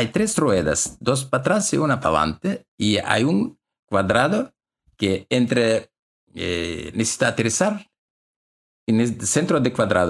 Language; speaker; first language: Spanish; non-native, learner; Russian